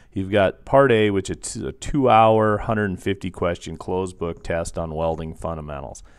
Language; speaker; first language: English; native; English